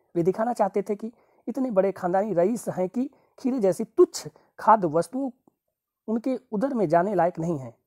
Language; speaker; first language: Hindi; native; Hindi